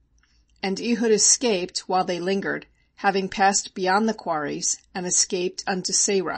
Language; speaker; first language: English; native; English